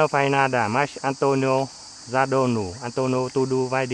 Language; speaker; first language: Portuguese; non-native, learner; Vietnamese